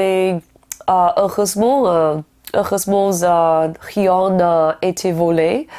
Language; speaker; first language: French; non-native, learner; Chinese